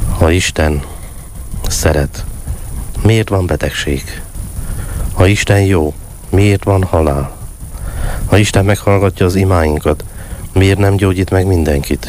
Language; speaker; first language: Hungarian; native; Hungarian